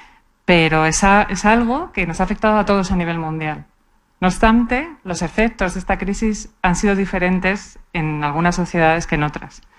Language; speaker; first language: Spanish; native; Spanish